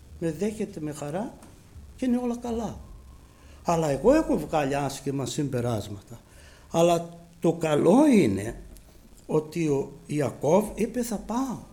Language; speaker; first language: Greek; native; Greek